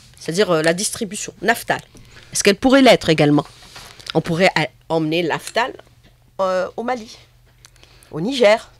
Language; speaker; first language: French; non-native, local second language; Arabic